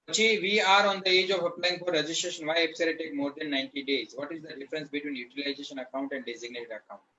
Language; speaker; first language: English; non-native, local second language; Gujarati